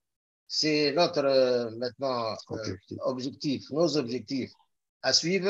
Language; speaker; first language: French; non-native, local second language; Arabic